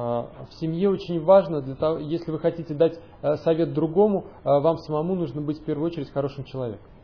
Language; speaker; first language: Russian; native; Russian